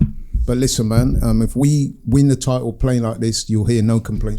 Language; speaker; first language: English; native; English